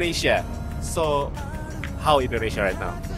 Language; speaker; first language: English; non-native, learner; Indonesian